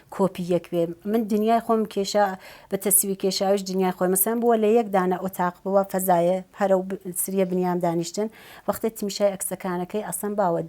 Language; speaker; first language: Central Kurdish; native; Central Kurdish